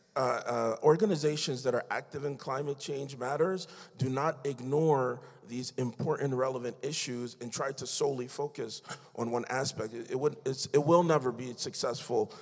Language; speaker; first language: English; native; English